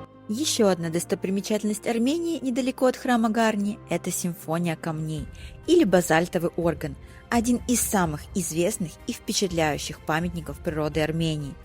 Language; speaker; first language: Russian; native; Russian